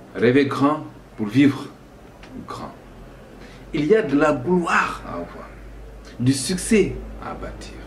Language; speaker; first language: French; non-native, local second language; Wolof